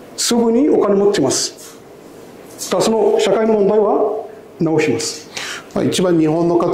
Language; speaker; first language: Japanese; non-native, learner; Arabic